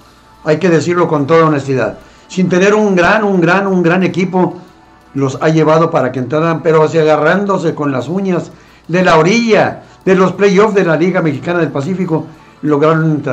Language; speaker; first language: Spanish; native; Spanish